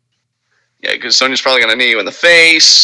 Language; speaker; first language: English; native; English